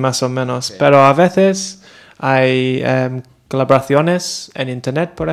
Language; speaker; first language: Spanish; non-native, learner; English